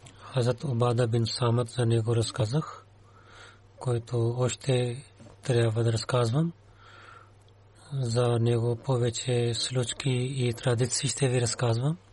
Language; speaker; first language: Bulgarian; non-native, learner; Urdu